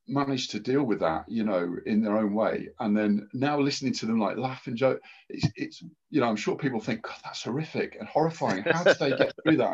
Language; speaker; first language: English; native; English